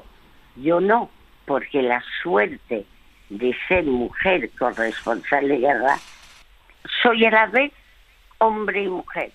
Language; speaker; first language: Spanish; early bilingual, other home language; French